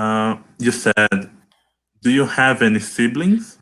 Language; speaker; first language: English; non-native, learner; Portuguese